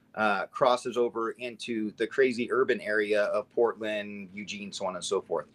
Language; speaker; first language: English; native; English